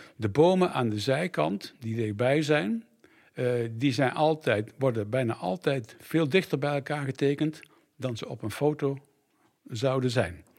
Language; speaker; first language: Dutch; native; Dutch